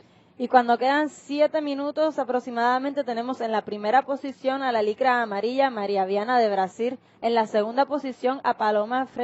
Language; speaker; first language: Spanish; native; Spanish